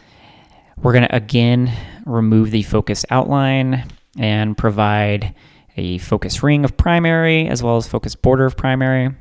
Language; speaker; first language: English; native; English